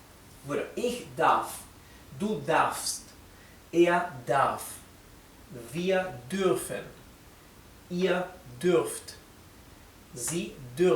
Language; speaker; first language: German; non-native, fluent; Spanish